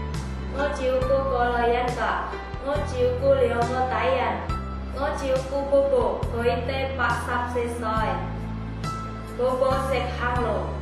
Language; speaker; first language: Cantonese; non-native, learner; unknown